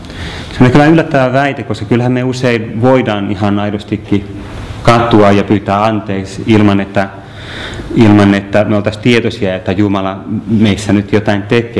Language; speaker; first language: Finnish; native; Finnish